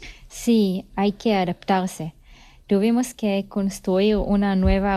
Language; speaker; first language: Spanish; non-native, learner; Hebrew